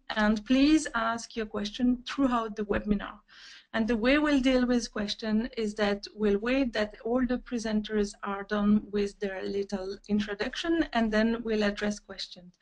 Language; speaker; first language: English; non-native, fluent; French